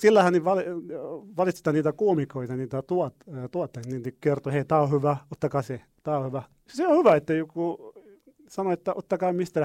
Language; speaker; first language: Finnish; non-native, learner; Arabic